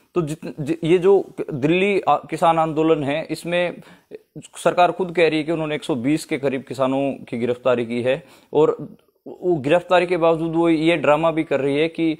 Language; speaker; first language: Hindi; native; Hindi